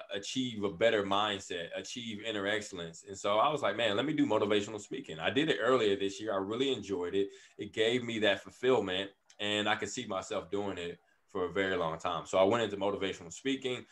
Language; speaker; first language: English; native; English